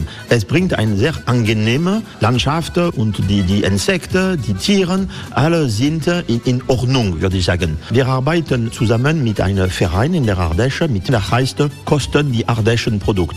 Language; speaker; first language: German; non-native, learner; French